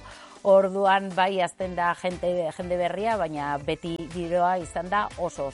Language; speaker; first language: Basque; non-native, local second language; Spanish